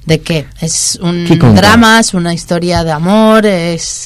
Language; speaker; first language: Catalan; non-native, learner; Spanish